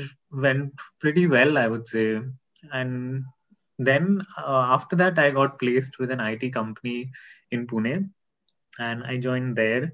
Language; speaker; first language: English; non-native, local second language; Hindi